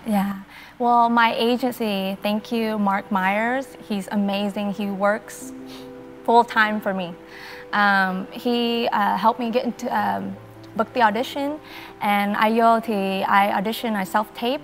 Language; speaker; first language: English; early bilingual, other home language; Vietnamese